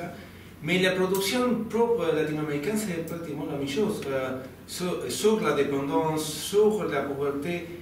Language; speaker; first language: French; non-native, learner; Spanish